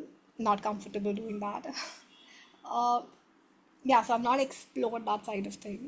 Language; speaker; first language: English; non-native, local second language; Hindi